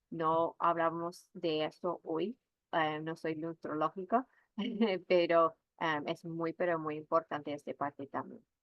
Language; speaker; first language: Spanish; non-native, fluent; English